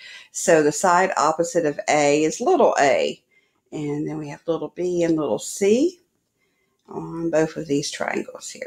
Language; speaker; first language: English; native; English